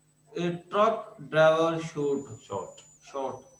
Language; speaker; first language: English; non-native, learner; Urdu